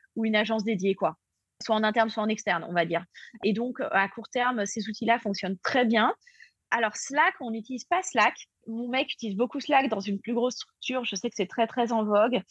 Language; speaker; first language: French; native; French